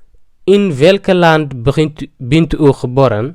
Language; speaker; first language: Dutch; non-native, fluent; Tigrinya